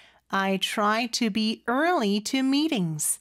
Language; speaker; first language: English; non-native, fluent; Korean